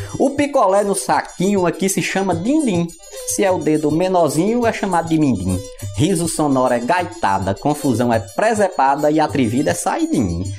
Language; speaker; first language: Portuguese; native; Portuguese